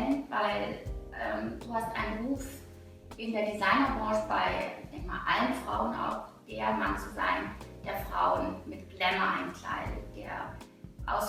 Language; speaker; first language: German; native; German